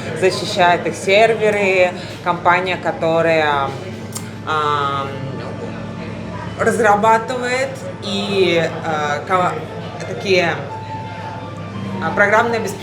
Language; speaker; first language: Russian; native; Russian